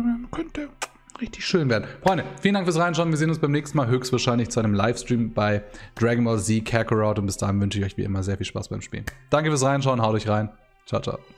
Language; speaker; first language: German; native; German